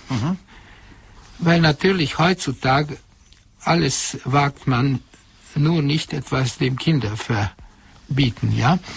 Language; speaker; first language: German; non-native, fluent; Hungarian